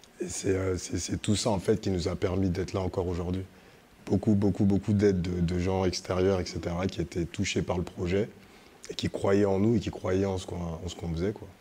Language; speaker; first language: French; early bilingual, other home language; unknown